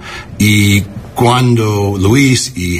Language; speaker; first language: Spanish; early bilingual, heritage; Spanish